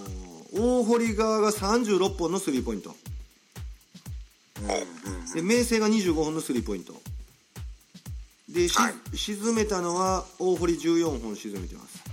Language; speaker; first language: Japanese; native; Japanese